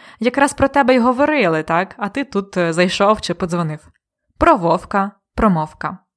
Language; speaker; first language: Ukrainian; native; Ukrainian